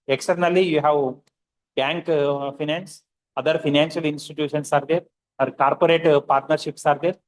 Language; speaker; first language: English; non-native, local second language; Telugu